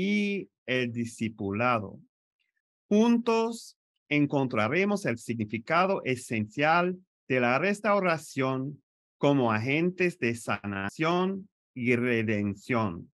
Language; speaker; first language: Spanish; non-native, fluent; French